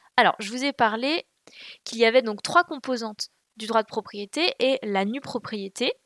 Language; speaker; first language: French; native; French